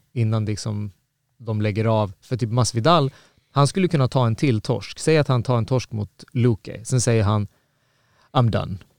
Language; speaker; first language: Swedish; native; Swedish